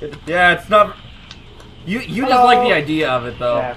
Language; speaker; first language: English; native; English